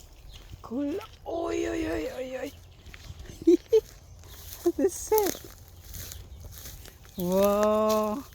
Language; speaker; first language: Swedish; non-native, fluent; Filipino